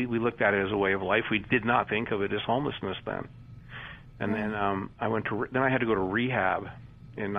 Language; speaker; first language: English; native; English